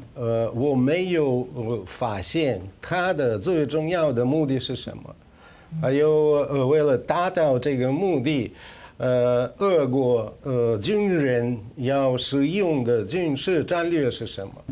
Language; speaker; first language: Chinese; non-native, fluent; Russian